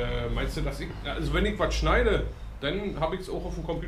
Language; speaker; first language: German; native; German